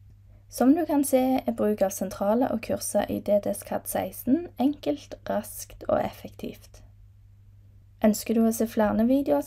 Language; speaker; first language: Norwegian; native; Norwegian